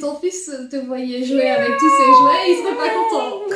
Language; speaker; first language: French; native; French